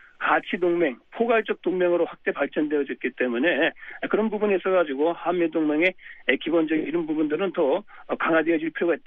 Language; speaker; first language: Korean; native; Korean